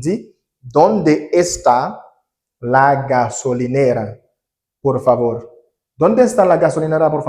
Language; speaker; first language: Spanish; non-native, learner; Haitian Creole